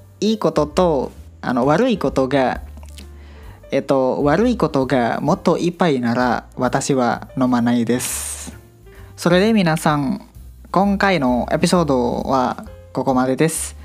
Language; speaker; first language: Japanese; non-native, learner; Indonesian